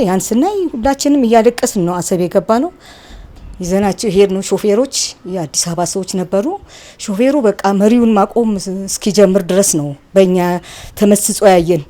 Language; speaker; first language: Amharic; native; Amharic